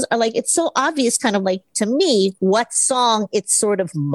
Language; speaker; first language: English; native; English